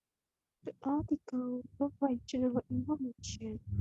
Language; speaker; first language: English; non-native, learner; Indonesian